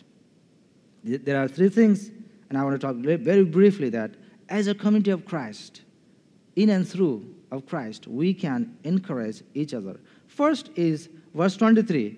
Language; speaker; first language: English; non-native, fluent; Nepali